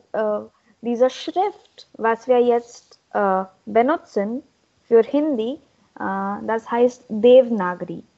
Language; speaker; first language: German; non-native, learner; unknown